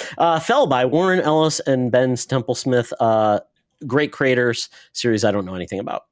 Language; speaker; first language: English; native; English